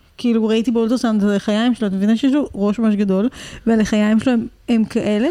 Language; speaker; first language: Hebrew; native; Hebrew